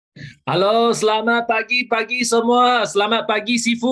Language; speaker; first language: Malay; non-native, local second language; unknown